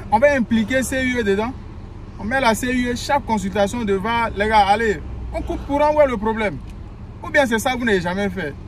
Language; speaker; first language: French; native; French